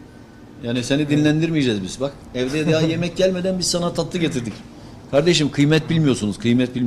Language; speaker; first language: Turkish; native; Turkish